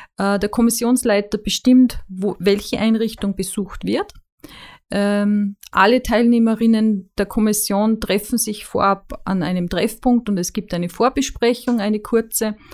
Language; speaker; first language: German; native; German